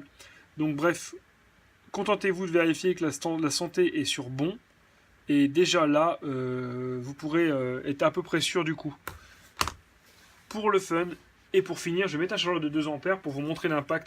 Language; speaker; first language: French; native; French